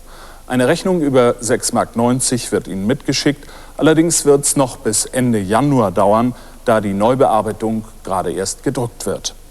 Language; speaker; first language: German; native; German